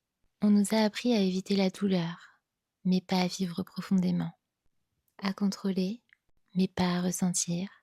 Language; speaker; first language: French; native; French